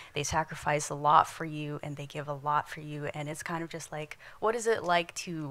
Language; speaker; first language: English; non-native, fluent; Indonesian